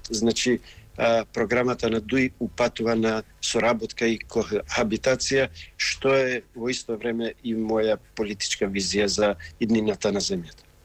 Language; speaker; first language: Macedonian; non-native, local second language; Albanian